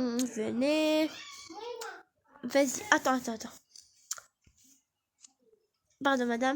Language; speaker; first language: French; non-native, learner; Arabic